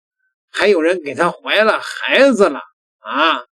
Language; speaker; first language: Chinese; native; Chinese